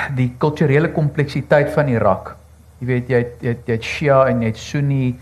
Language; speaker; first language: Afrikaans; native; Afrikaans